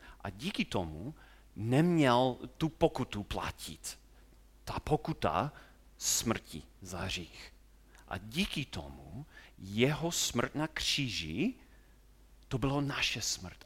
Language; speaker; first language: Czech; non-native, fluent; English